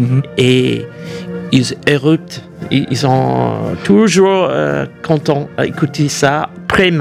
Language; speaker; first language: French; non-native, fluent; English